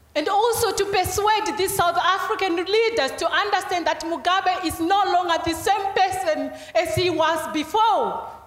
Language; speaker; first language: English; non-native, local second language; Shona